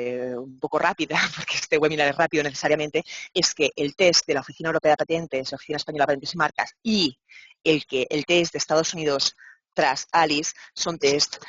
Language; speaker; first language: Spanish; native; Spanish